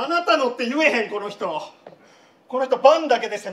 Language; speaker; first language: Japanese; native; Japanese